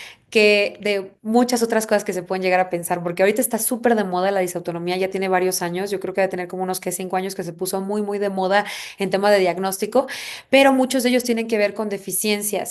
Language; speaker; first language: Spanish; native; Spanish